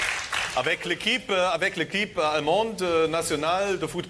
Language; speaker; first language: French; non-native, learner; German